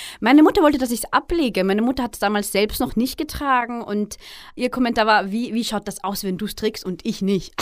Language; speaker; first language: German; early bilingual, other home language; Arabic